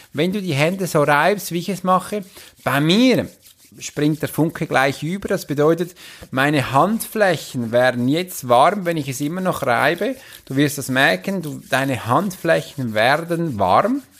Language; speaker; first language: German; native; German